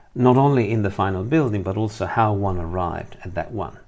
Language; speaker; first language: English; non-native, fluent; Italian